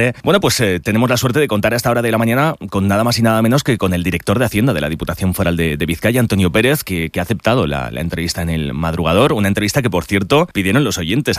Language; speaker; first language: Spanish; native; Spanish